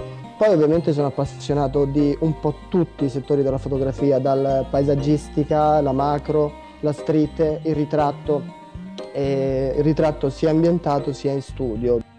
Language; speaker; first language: Italian; native; Italian